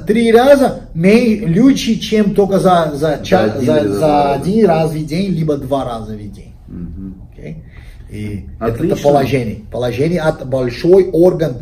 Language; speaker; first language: Russian; non-native, learner; Portuguese